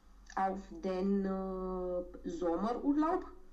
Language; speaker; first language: German; non-native, learner; Romanian